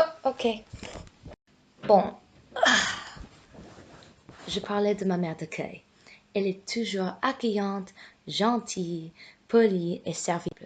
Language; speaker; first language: French; non-native, fluent; English